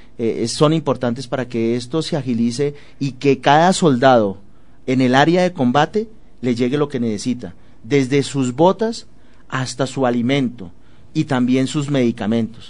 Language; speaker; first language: Spanish; native; Spanish